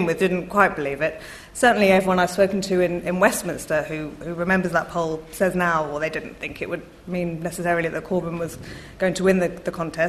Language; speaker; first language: English; native; English